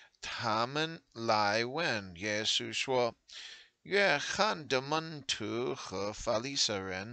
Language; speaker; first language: Chinese; non-native, learner; English